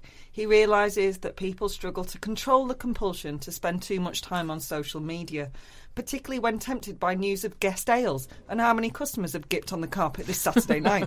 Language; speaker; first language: English; native; English